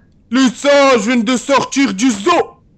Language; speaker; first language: French; native; French